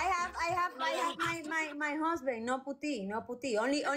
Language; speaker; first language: English; non-native, learner; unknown